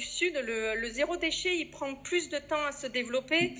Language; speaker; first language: French; native; French